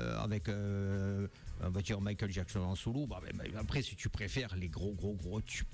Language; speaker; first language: French; native; French